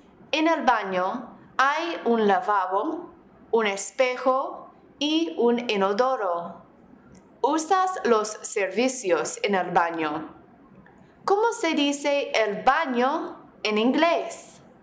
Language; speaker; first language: Spanish; non-native, fluent; English